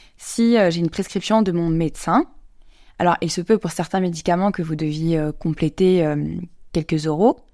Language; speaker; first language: French; native; French